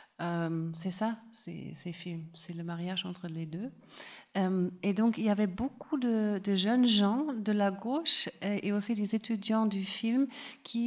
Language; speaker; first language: French; non-native, fluent; German